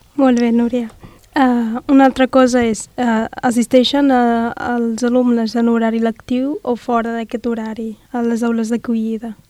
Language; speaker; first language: Catalan; non-native, fluent; Arabic